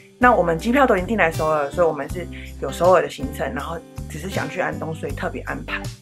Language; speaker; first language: Chinese; native; Chinese